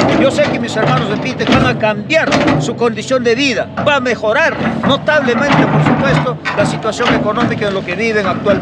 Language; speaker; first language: Spanish; native; Spanish